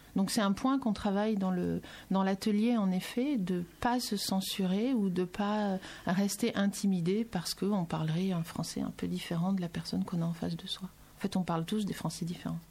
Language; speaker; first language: French; native; French